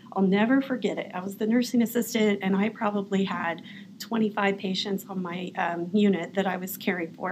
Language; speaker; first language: English; native; English